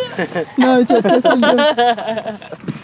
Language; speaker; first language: French; native; French